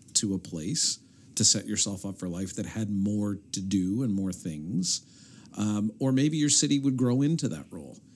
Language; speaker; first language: English; native; English